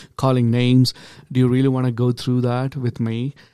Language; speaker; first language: English; non-native, local second language; Kannada